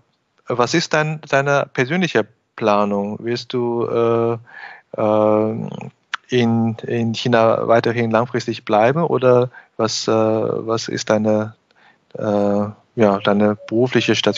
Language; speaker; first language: German; non-native, fluent; Chinese